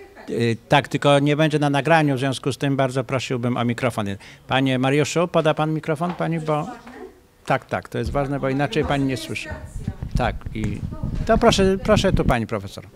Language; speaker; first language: Polish; native; Polish